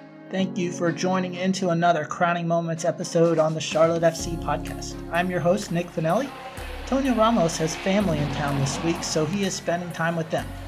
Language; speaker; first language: English; native; English